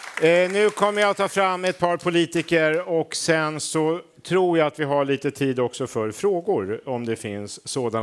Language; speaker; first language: Swedish; native; Swedish